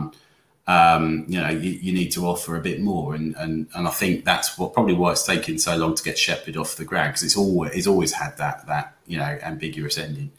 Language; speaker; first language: English; native; English